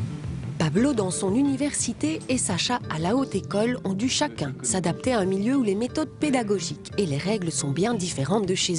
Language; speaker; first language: French; native; French